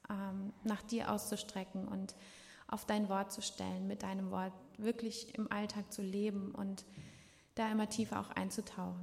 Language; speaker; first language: German; native; German